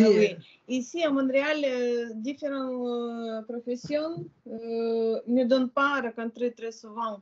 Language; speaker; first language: French; non-native, learner; Ukrainian